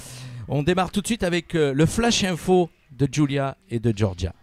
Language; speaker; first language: French; native; French